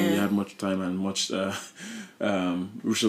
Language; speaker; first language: English; non-native, local second language; Yoruba